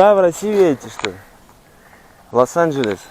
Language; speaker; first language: Russian; native; Russian